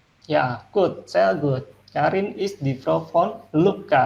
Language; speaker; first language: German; non-native, fluent; Indonesian